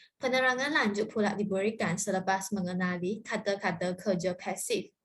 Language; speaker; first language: Malay; non-native, local second language; Chinese